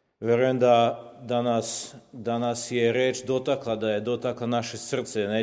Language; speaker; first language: Serbian; non-native, local second language; Slovak